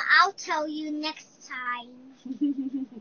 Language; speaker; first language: English; non-native, learner; Chinese